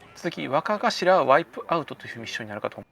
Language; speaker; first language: Japanese; native; Japanese